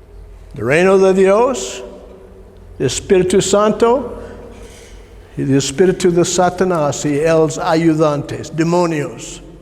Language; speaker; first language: Spanish; non-native, learner; English